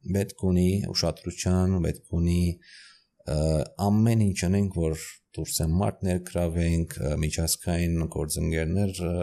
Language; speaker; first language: Armenian; early bilingual, heritage; Armenian